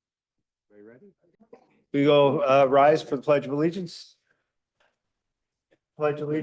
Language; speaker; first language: English; native; English